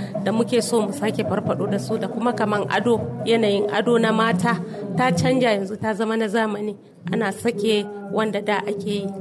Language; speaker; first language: Hausa; non-native, local second language; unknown